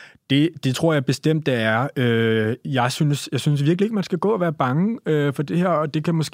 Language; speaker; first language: Danish; native; Danish